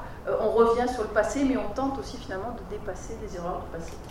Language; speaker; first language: French; native; French